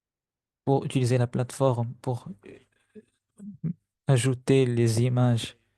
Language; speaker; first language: French; non-native, fluent; Spanish